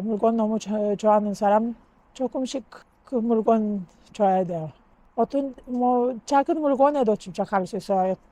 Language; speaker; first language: Korean; non-native, learner; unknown